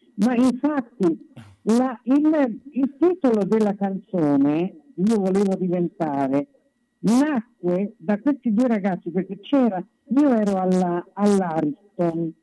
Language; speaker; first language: Italian; native; Italian